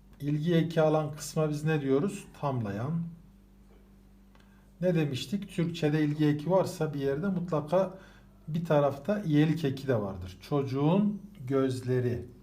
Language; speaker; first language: Turkish; native; Turkish